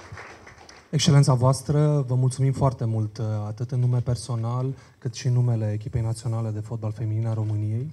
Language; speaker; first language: Romanian; native; Romanian